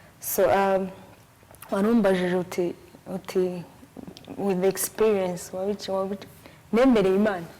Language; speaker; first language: Kinyarwanda; early bilingual, heritage; Kinyarwanda